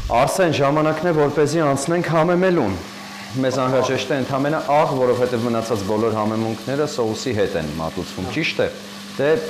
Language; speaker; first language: Armenian; native; Armenian